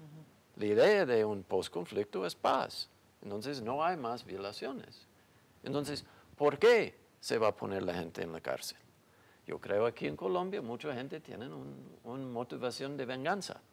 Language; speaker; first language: Spanish; non-native, fluent; English